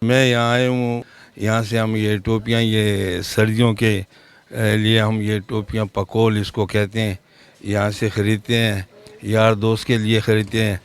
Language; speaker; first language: Hindi; non-native, local second language; Pashto